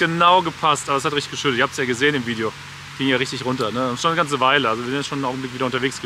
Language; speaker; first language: German; native; German